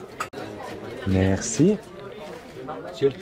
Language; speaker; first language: French; non-native, learner; Korean